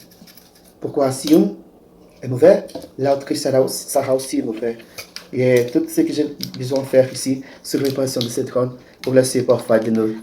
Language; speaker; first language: French; non-native, learner; Portuguese